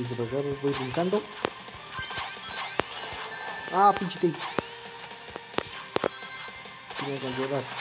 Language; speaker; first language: Spanish; native; Spanish